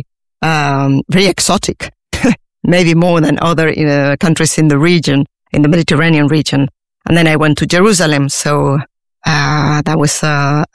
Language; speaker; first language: English; non-native, fluent; Spanish